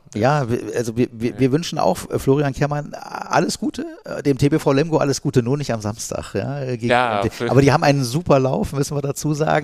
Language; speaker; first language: German; native; German